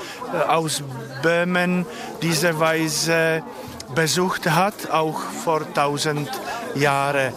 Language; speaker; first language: German; non-native, fluent; Czech